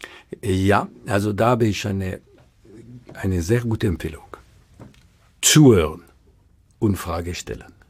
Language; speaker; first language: German; non-native, local second language; French